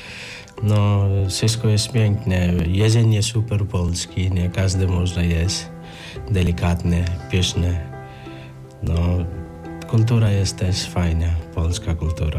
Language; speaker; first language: Polish; non-native, learner; Nepali